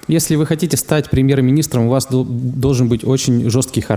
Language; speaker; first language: Russian; native; Russian